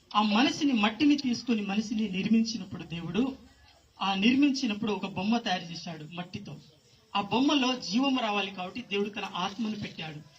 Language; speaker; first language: Telugu; non-native, local second language; Lambadi